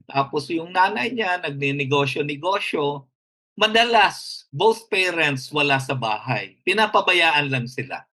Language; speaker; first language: Filipino; non-native, local second language; Hiligaynon